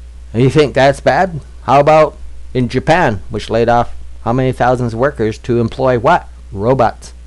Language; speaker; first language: English; native; English